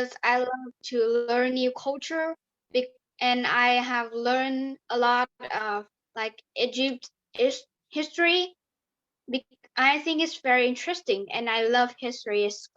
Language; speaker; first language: English; non-native, learner; Vietnamese